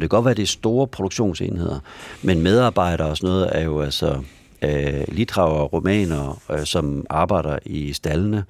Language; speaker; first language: Danish; native; Danish